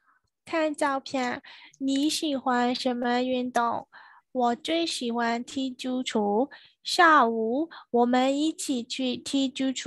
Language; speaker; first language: Chinese; non-native, learner; Burmese